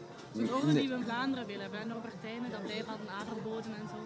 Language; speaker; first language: Dutch; native; Dutch